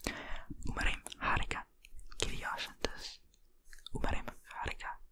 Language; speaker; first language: Turkish; non-native, learner; Finnish